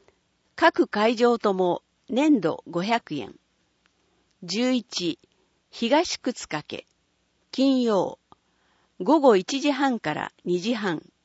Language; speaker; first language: Japanese; native; Japanese